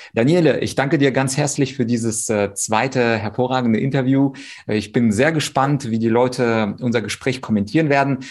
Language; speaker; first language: German; early bilingual, other home language; Russian